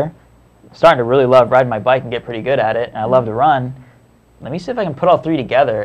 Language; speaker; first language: English; native; English